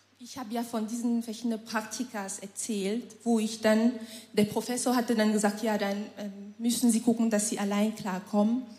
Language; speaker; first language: German; non-native, fluent; French